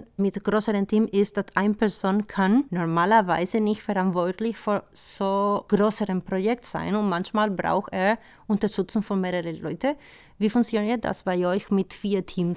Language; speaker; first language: German; non-native, fluent; Spanish